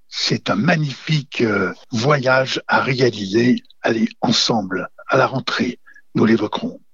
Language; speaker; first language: French; native; French